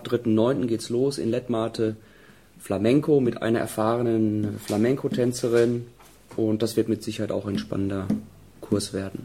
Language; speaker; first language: German; native; German